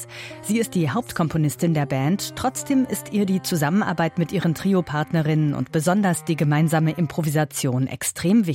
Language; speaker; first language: German; native; German